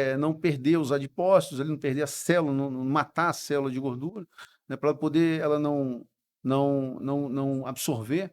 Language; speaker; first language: Portuguese; native; Portuguese